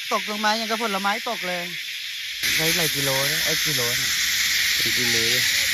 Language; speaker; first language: Thai; non-native, local second language; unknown